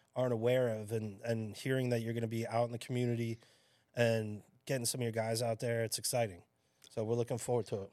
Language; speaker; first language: English; native; English